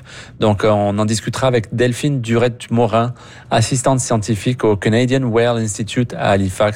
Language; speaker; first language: French; native; French